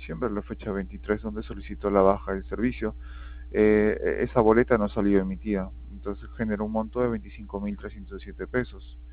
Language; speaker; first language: Spanish; native; Spanish